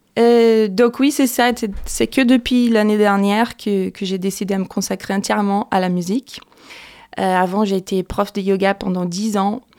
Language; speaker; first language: French; non-native, fluent; Portuguese